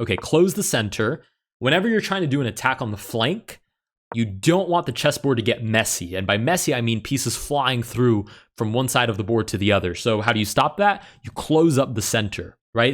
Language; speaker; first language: English; native; English